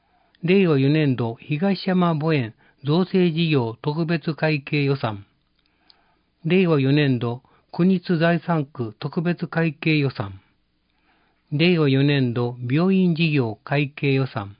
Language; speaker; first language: Japanese; native; Japanese